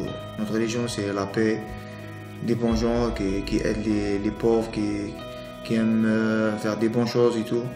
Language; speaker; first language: French; non-native, local second language; Arabic